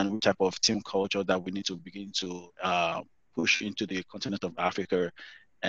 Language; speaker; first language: English; non-native, local second language; Yoruba